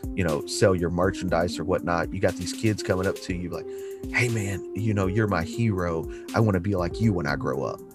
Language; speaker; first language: English; native; English